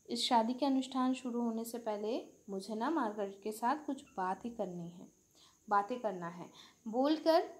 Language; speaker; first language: Hindi; non-native, local second language; Bangla